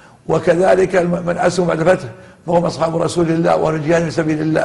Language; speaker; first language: Arabic; native; Arabic